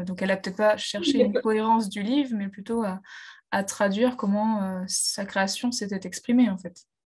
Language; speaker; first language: French; native; French